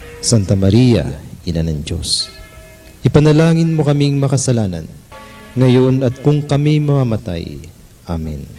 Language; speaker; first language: Filipino; native; Filipino